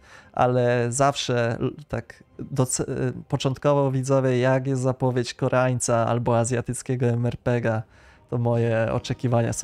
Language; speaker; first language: Polish; native; Polish